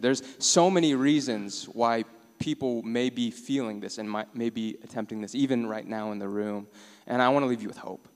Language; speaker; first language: English; native; English